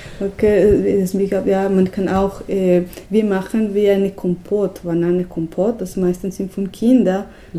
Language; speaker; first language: German; non-native, learner; Spanish